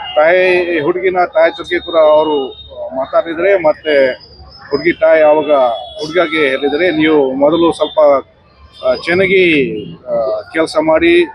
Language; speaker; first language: Kannada; non-native, local second language; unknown